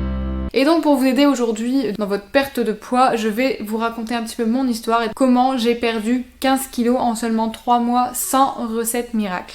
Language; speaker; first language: French; native; French